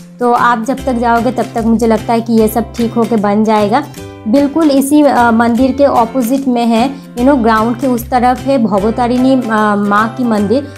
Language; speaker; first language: Hindi; non-native, local second language; Bangla